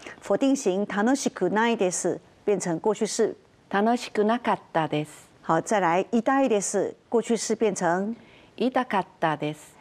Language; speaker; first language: Japanese; non-native, fluent; Chinese